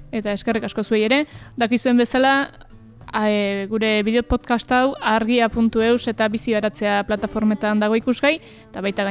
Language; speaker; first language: Basque; native; Basque